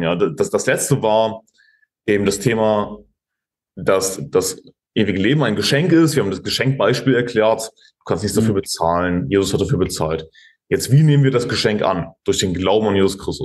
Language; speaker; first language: German; native; German